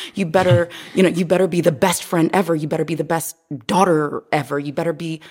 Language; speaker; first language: English; native; English